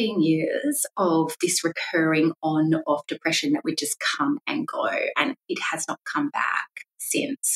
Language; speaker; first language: English; native; English